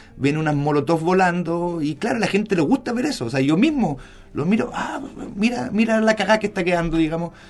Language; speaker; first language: Spanish; early bilingual, other home language; German